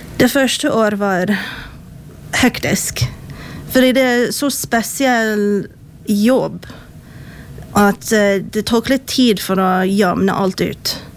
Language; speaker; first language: Norwegian; non-native, fluent; English